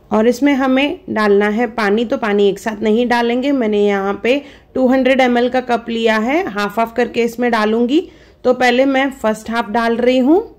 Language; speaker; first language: Hindi; non-native, local second language; Sindhi